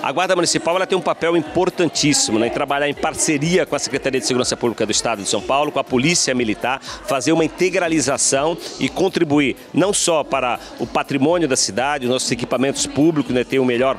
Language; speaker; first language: Portuguese; native; Portuguese